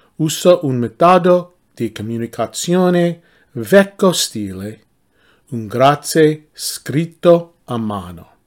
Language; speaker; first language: Italian; non-native, learner; English